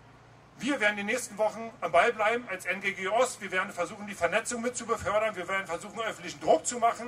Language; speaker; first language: German; native; German